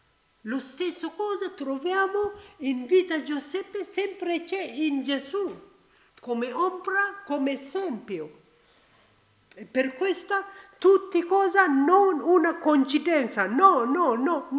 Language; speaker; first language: Italian; non-native, learner; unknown